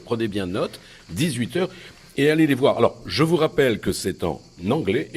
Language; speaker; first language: French; native; French